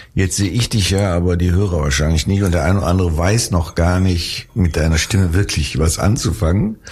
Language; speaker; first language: German; native; German